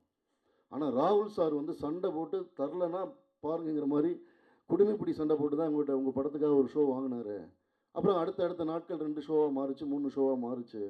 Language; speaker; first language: Tamil; native; Tamil